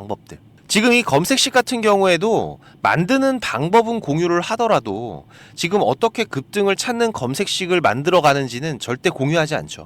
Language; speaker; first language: Korean; native; Korean